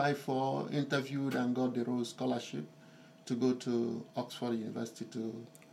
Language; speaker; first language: English; non-native, local second language; Igbo